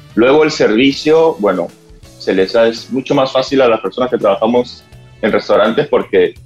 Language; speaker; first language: Spanish; native; Spanish